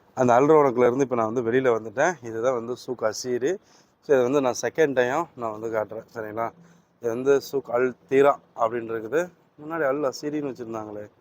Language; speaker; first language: Tamil; native; Tamil